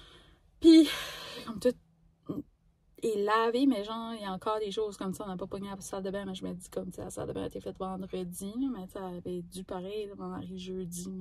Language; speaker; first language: French; native; French